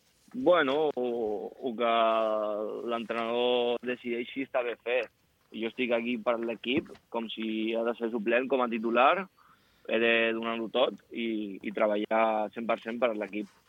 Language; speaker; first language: Catalan; non-native, local second language; Spanish